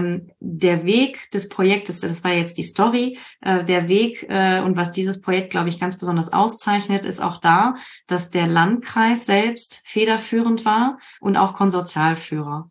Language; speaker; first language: German; native; German